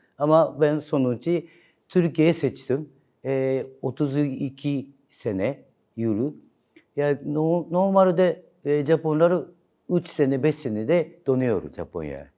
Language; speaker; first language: Turkish; non-native, learner; Japanese